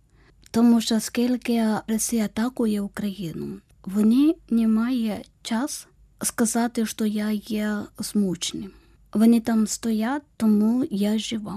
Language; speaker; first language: Ukrainian; non-native, fluent; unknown